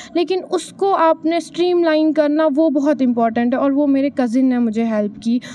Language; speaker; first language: Hindi; native; Hindi